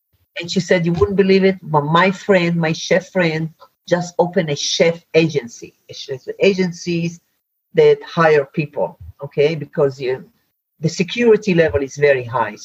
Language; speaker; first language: English; non-native, fluent; Hebrew